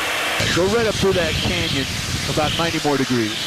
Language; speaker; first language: English; native; English